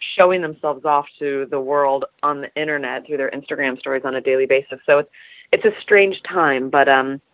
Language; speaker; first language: English; early bilingual, other home language; Polish